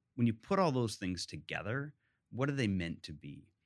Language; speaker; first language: English; native; English